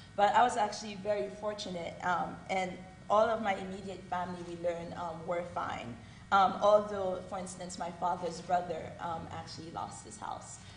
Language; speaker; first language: English; early bilingual, other home language; Haitian Creole